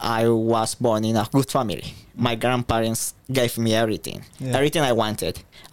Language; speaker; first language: English; non-native, fluent; Spanish